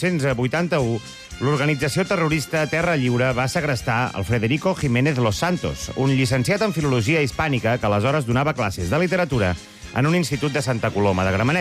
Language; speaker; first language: Catalan; native; Catalan